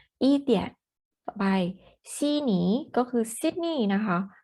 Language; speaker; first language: Chinese; non-native, fluent; Thai